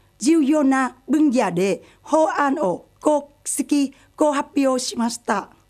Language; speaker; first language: Japanese; non-native, fluent; Vietnamese